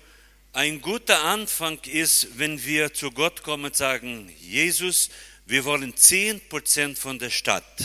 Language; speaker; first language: German; early bilingual, heritage; German